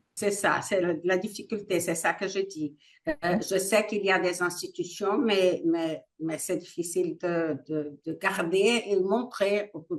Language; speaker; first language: French; non-native, fluent; Portuguese